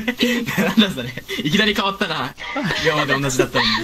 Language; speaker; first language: Japanese; native; Japanese